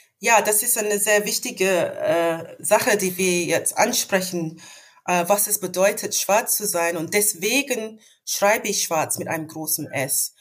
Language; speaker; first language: German; non-native, fluent; English